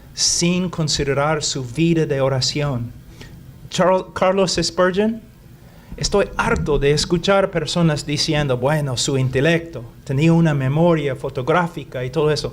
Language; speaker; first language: Spanish; non-native, fluent; English